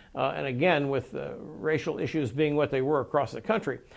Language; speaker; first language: English; native; English